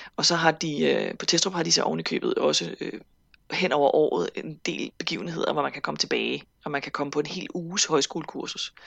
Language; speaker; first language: Danish; native; Danish